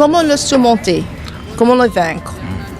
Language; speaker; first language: French; non-native, fluent; English